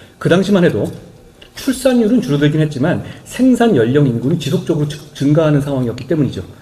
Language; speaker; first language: Korean; native; Korean